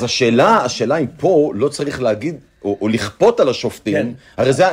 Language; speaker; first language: Hebrew; native; Hebrew